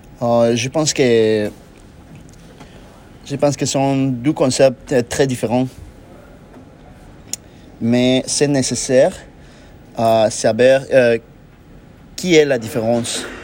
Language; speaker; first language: French; non-native, learner; Spanish